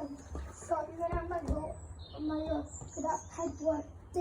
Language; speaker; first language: Welsh; native; Welsh